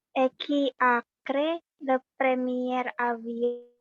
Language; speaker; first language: French; non-native, learner; Indonesian